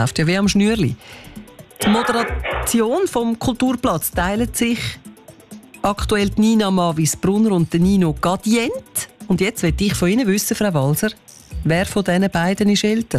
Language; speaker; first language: German; native; German